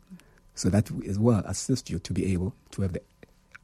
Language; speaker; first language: English; non-native, local second language; Xhosa